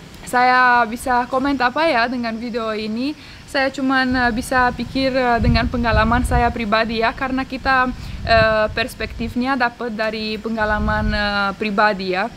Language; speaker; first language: Indonesian; non-native, fluent; Romanian